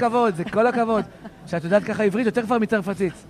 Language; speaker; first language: Hebrew; native; Hebrew